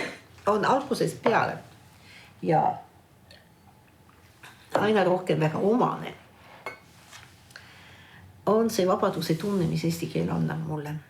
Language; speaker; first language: Estonian; non-native, fluent; French